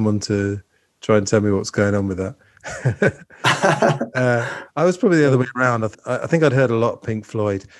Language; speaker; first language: English; native; English